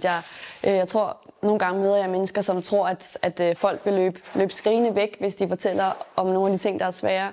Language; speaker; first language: Danish; native; Danish